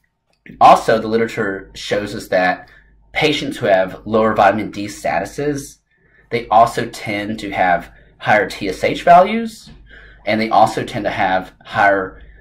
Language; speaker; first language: English; native; English